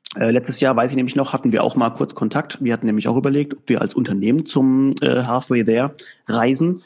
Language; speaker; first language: German; native; German